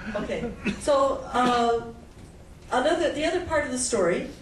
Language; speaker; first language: English; native; English